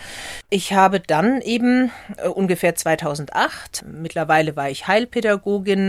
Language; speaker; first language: German; native; German